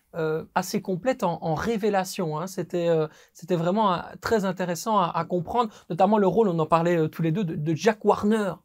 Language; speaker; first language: French; native; French